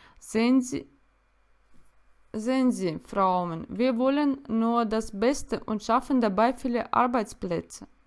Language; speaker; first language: German; non-native, learner; Russian